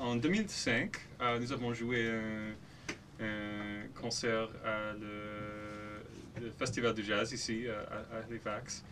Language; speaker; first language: French; non-native, local second language; English